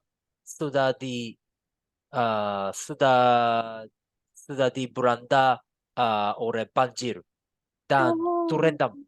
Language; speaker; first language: Indonesian; non-native, learner; Japanese